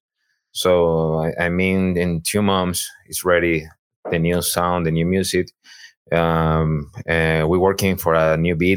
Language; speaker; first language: English; non-native, learner; Spanish